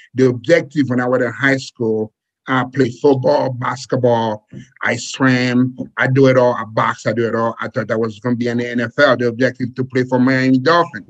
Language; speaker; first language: English; non-native, fluent; Haitian Creole